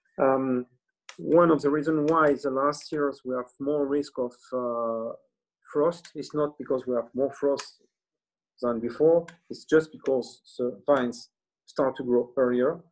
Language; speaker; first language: English; non-native, learner; French